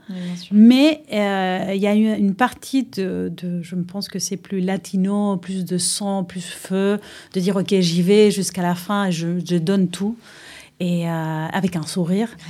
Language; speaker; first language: French; non-native, fluent; Spanish